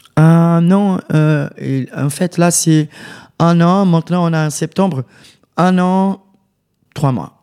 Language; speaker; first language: French; non-native, learner; Portuguese